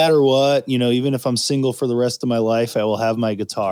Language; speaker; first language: English; native; English